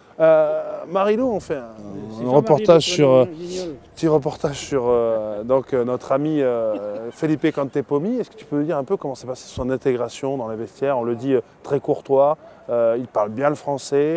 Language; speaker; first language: French; native; French